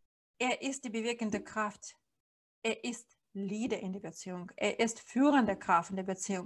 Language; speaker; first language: German; non-native, fluent; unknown